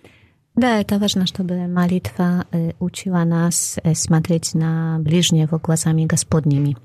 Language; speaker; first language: Russian; non-native, fluent; Polish